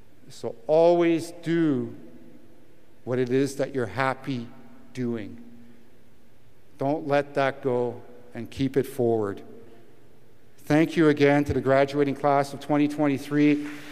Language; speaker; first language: English; early bilingual, other home language; French